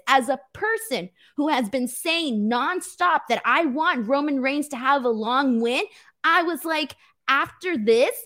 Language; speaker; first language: English; early bilingual, other home language; Spanish